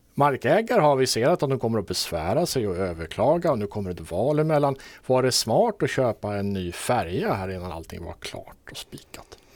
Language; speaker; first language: Swedish; native; Swedish